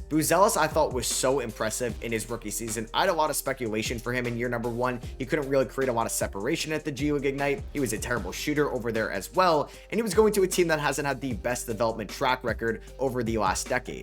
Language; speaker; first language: English; native; English